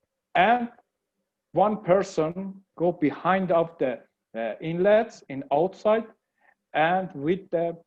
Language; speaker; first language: English; non-native, learner; Persian